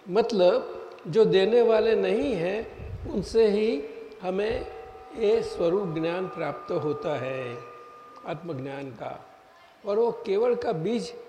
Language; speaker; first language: Hindi; non-native, local second language; Gujarati